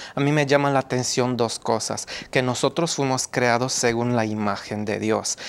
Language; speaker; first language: Spanish; non-native, fluent; Romanian